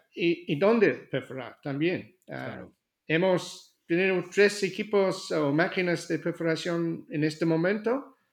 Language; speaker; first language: Spanish; non-native, learner; English